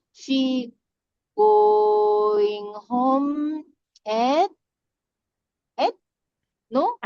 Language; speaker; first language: English; non-native, learner; Korean